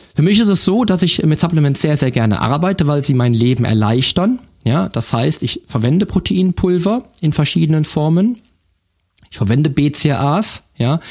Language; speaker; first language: German; native; German